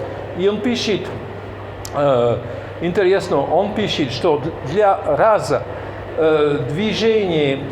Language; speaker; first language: Russian; non-native, fluent; French